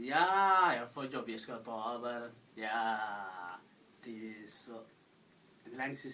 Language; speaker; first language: Danish; non-native, learner; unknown